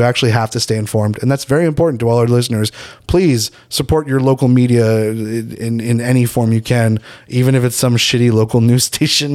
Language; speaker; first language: English; native; English